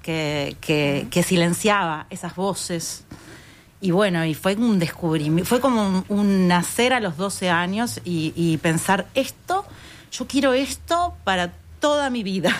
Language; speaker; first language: Spanish; native; Spanish